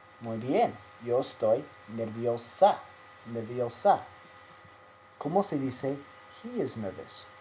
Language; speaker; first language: Spanish; non-native, fluent; English